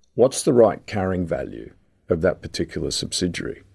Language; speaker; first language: English; native; English